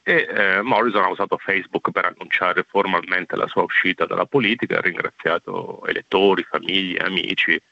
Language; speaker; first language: Italian; native; Italian